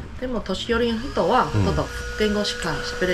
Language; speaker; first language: Japanese; non-native, fluent; Chinese